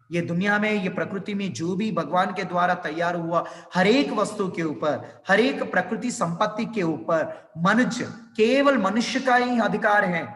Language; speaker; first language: Hindi; non-native, local second language; Telugu